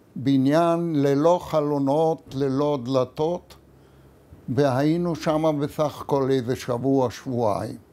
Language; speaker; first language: Hebrew; non-native, fluent; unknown